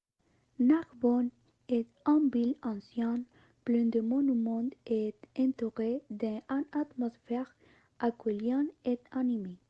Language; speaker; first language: French; non-native, learner; Spanish